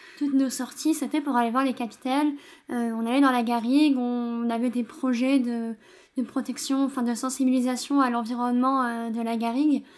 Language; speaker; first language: French; native; French